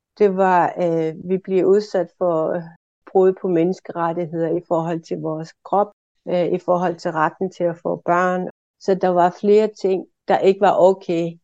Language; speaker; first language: Danish; non-native, local second language; Kalaallisut